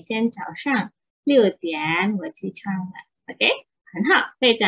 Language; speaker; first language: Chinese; non-native, fluent; Indonesian